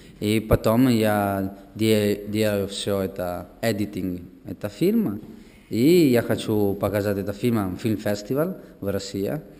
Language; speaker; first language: Russian; non-native, learner; Italian